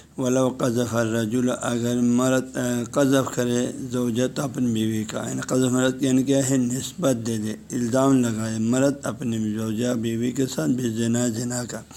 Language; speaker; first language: Urdu; non-native, local second language; Balti